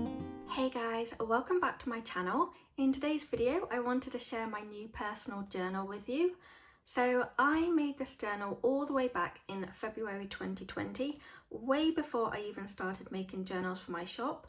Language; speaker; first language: English; native; English